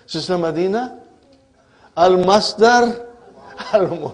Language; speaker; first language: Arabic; non-native, fluent; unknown